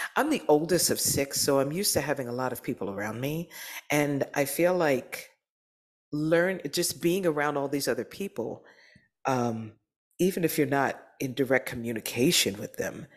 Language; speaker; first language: English; native; English